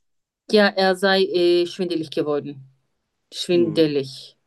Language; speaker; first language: German; non-native, fluent; Turkish